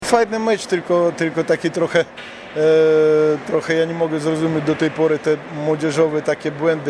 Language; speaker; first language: Polish; non-native, fluent; Russian